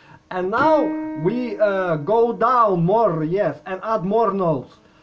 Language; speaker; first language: English; non-native, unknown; Russian